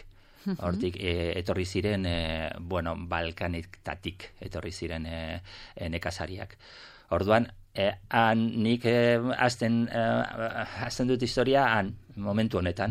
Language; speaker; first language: Basque; non-native, local second language; Spanish